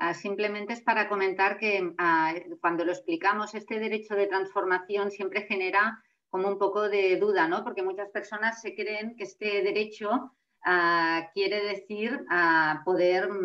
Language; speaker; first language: Spanish; non-native, local second language; Catalan